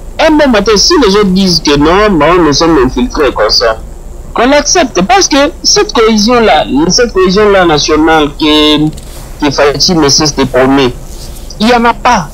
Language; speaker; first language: French; non-native, local second language; Luba-Lulua